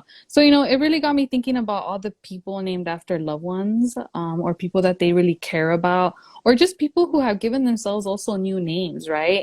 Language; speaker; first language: English; early bilingual, other home language; Spanish